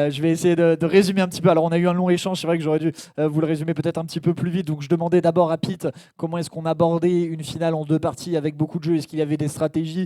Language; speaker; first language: French; native; French